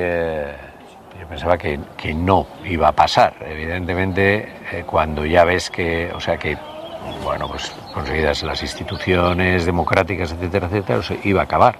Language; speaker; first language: Spanish; native; Spanish